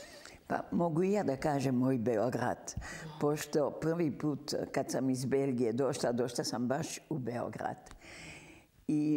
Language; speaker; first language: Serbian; early bilingual, heritage; Serbian